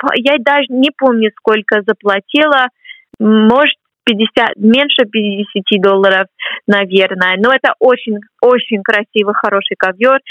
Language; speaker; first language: Russian; non-native, fluent; English